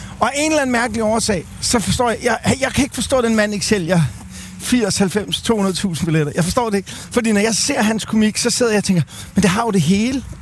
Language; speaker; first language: Danish; native; Danish